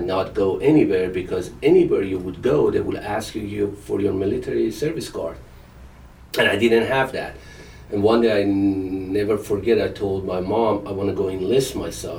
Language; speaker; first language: English; non-native, fluent; Persian